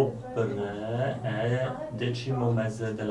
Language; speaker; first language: Italian; non-native, learner; Polish